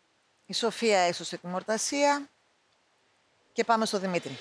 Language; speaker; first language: Greek; native; Greek